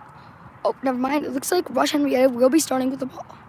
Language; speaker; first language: English; native; English